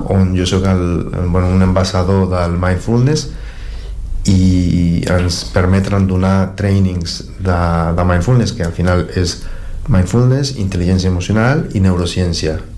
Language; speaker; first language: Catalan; non-native, fluent; Spanish